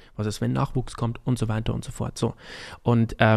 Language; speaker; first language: German; native; German